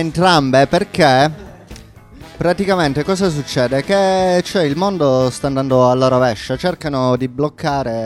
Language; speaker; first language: Italian; native; Italian